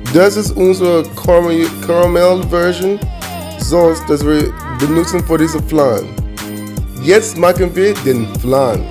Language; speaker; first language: German; non-native, learner; English